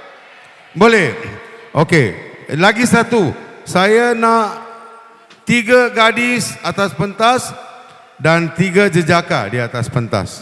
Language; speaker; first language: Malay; non-native, local second language; Tamil